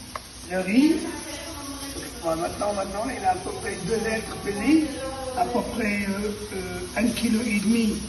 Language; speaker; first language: French; non-native, local second language; Arabic